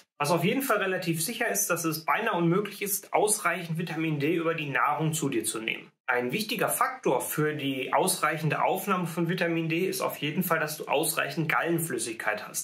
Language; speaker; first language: German; native; German